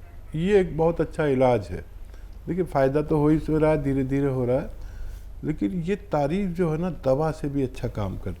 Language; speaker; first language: Hindi; native; Hindi